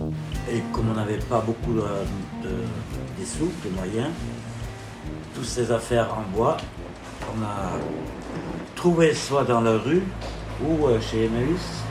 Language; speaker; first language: French; non-native, local second language; German